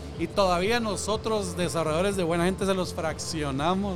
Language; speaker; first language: Spanish; native; Spanish